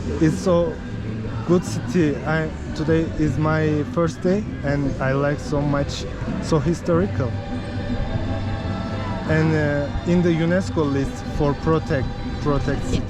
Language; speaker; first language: English; non-native, learner; Turkish